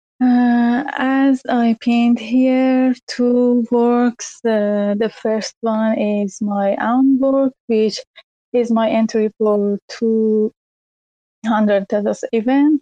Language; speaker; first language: English; non-native, learner; Persian